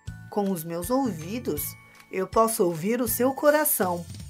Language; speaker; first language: Portuguese; native; Portuguese